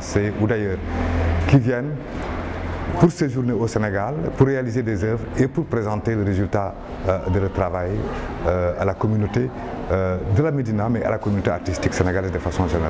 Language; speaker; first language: French; non-native, local second language; Wolof